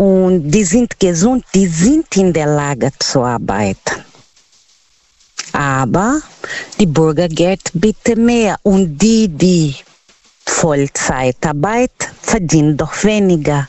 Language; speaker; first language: German; non-native, fluent; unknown